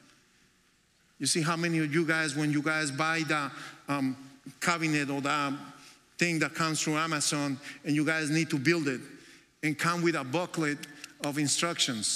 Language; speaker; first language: English; non-native, fluent; Spanish